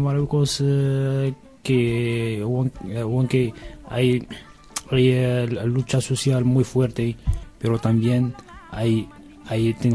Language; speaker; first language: Spanish; non-native, learner; Arabic